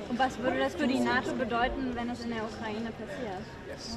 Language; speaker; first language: German; native; German